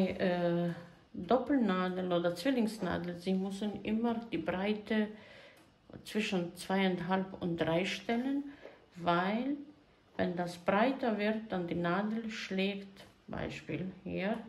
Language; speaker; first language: German; non-native, fluent; Croatian